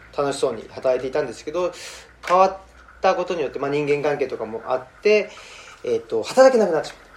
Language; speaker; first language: Japanese; native; Japanese